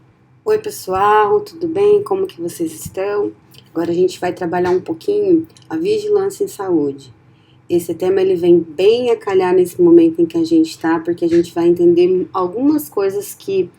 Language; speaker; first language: Portuguese; native; Portuguese